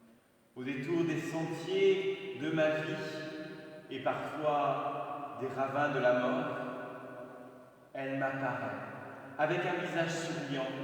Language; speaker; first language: French; native; French